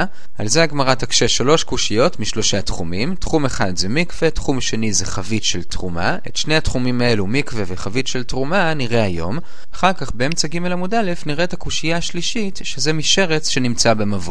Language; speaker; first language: Hebrew; native; Hebrew